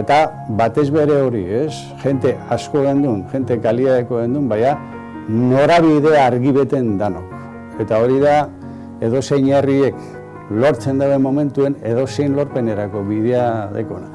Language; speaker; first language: Basque; native; Basque